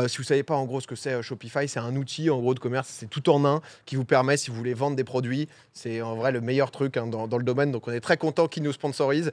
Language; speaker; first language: French; native; French